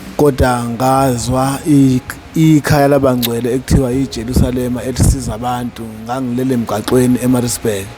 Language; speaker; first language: Zulu; native; Zulu